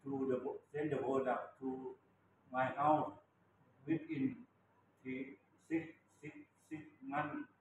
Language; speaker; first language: English; non-native, learner; Thai